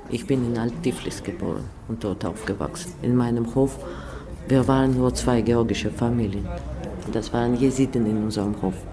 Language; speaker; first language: German; non-native, fluent; Georgian